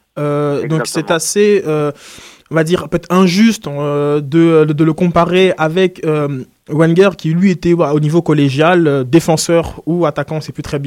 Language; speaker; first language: French; native; French